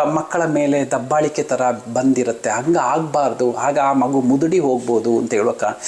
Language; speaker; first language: Kannada; non-native, local second language; Malayalam